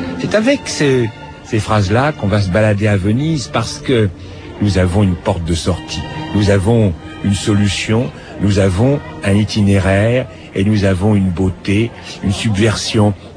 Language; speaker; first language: French; native; French